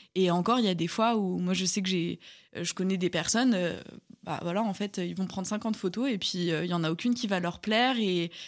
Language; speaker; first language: French; native; French